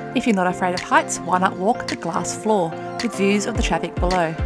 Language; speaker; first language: English; native; English